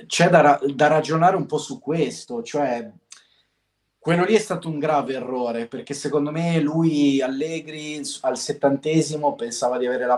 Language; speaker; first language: Italian; native; Italian